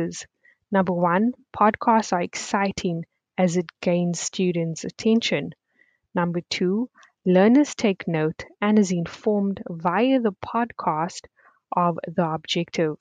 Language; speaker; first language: English; native; English